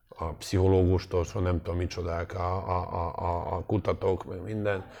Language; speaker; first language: Hungarian; non-native, fluent; Serbian